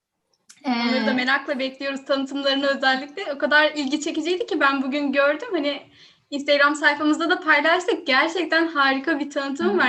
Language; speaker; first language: Turkish; native; Turkish